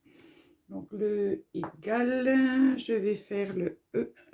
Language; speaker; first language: French; native; French